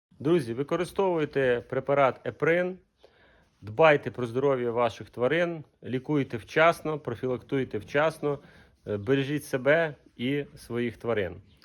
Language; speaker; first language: Ukrainian; non-native, local second language; Russian